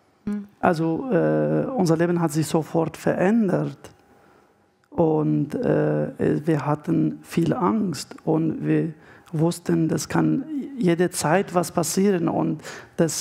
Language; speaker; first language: German; non-native, fluent; Arabic